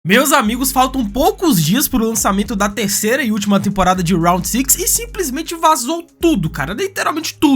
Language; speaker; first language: Portuguese; native; Portuguese